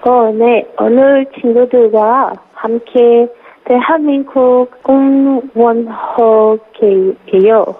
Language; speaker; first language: Korean; non-native, learner; Portuguese